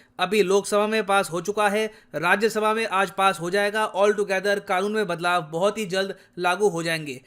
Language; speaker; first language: Hindi; native; Hindi